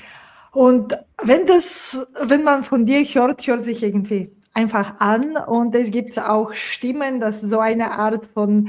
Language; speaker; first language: German; non-native, fluent; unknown